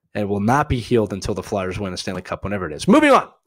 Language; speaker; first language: English; native; English